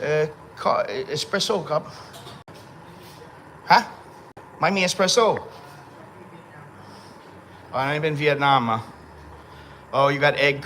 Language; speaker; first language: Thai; non-native, learner; English